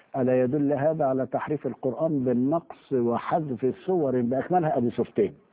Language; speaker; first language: Arabic; native; Arabic